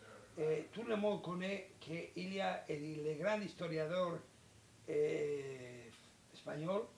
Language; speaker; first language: French; non-native, learner; Spanish